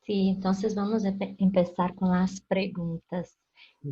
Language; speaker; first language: Spanish; non-native, fluent; Portuguese